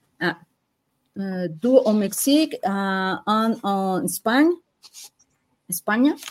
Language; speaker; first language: French; non-native, learner; Spanish